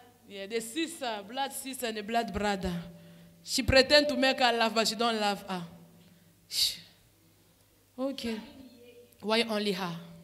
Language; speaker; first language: English; non-native, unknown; Lingala